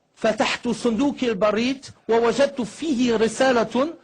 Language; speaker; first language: Arabic; non-native, fluent; German